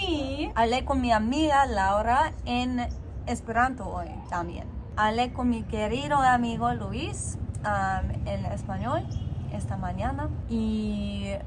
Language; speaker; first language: Spanish; non-native, learner; English